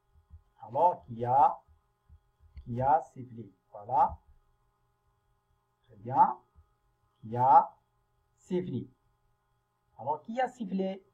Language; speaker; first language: French; non-native, local second language; Arabic